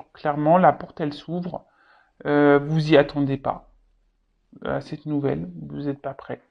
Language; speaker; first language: French; native; French